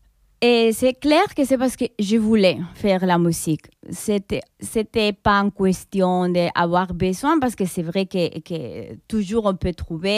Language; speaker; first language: French; non-native, fluent; Spanish